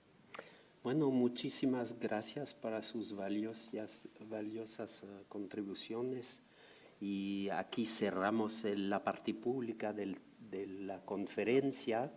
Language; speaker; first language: Spanish; non-native, fluent; French